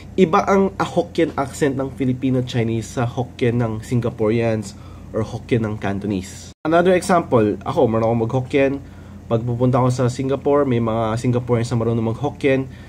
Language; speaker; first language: Filipino; native; Filipino